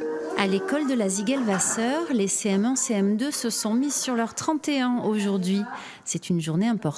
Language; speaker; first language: French; native; French